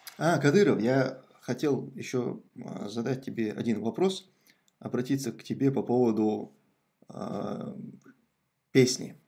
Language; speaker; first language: Russian; non-native, local second language; Chechen